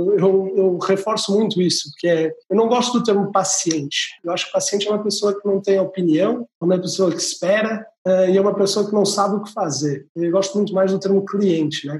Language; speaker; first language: Portuguese; native; Portuguese